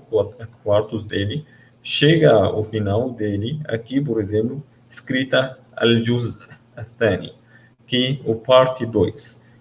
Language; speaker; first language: Portuguese; non-native, learner; Arabic